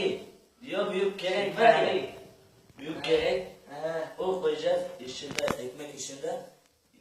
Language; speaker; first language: Turkish; non-native, learner; Arabic